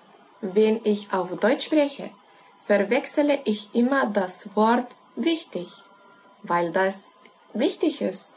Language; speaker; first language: German; non-native, learner; Lithuanian